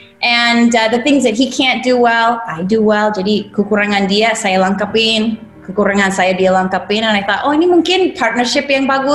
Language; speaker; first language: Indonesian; non-native, fluent; English